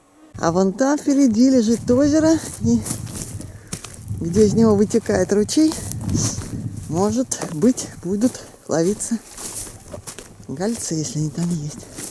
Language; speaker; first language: Russian; native; Russian